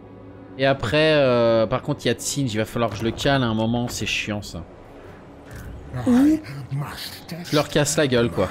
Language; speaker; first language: French; native; French